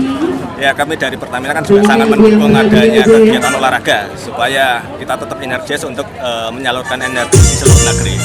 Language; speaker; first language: Indonesian; native; Indonesian